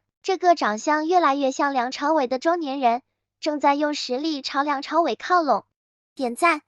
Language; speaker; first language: Chinese; native; Chinese